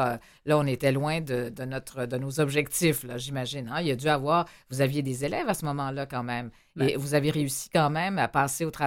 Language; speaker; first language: French; native; French